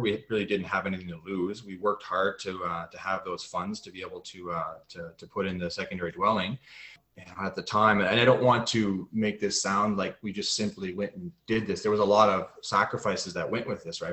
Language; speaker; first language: English; native; English